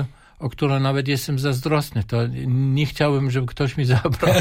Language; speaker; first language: Polish; non-native, fluent; German